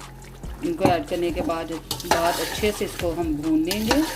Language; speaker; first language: Urdu; native; Urdu